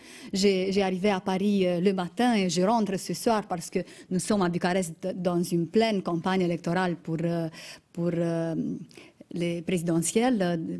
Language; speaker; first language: French; non-native, fluent; Romanian